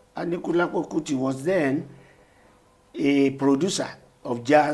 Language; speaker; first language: English; non-native, local second language; Yoruba